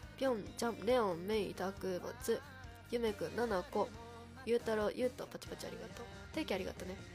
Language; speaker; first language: Japanese; native; Japanese